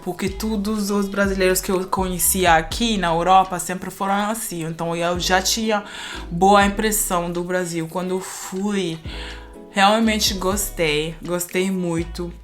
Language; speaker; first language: Portuguese; non-native, fluent; German